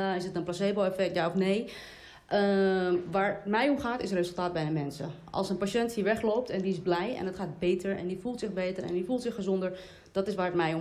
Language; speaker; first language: Dutch; native; Dutch